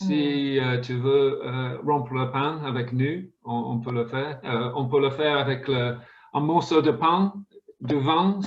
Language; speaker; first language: French; non-native, fluent; English